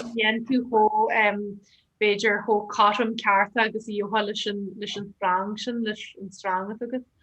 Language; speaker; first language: Irish; native; Irish